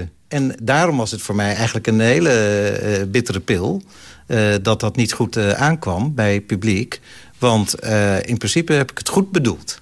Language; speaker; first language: Dutch; native; Dutch